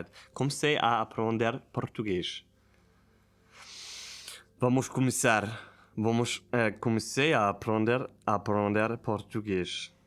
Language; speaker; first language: Portuguese; non-native, learner; German